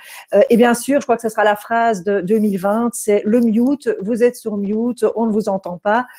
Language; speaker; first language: French; native; French